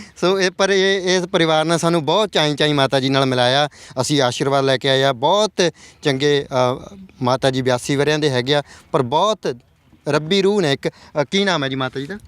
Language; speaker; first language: Punjabi; native; Punjabi